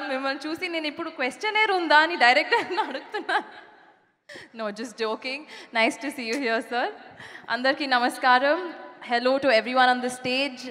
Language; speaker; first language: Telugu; non-native, learner; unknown